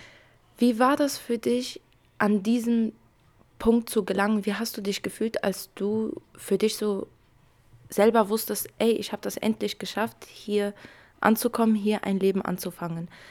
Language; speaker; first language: German; early bilingual, other home language; Kurdish